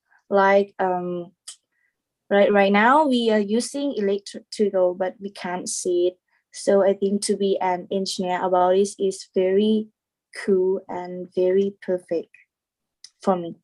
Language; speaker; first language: English; non-native, learner; Thai